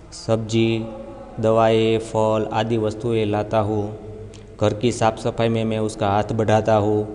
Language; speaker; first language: Hindi; non-native, local second language; Gujarati